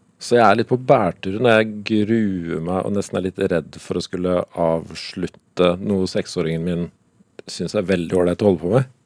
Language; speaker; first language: Norwegian; native; Norwegian